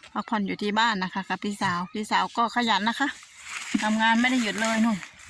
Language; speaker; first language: Thai; non-native, local second language; Northeastern Thai